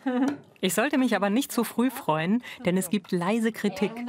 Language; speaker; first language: German; native; German